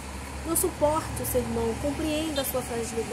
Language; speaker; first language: Portuguese; native; Portuguese